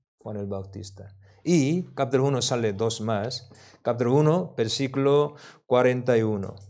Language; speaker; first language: Spanish; non-native, learner; Korean